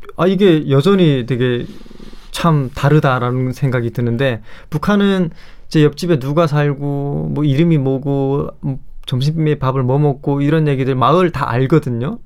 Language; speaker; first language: Korean; native; Korean